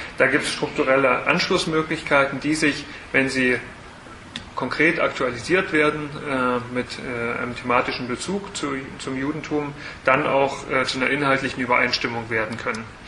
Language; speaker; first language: German; native; German